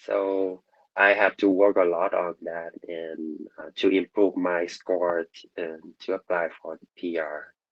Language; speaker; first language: English; non-native, learner; Vietnamese